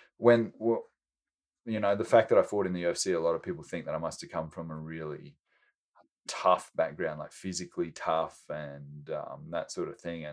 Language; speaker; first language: English; native; English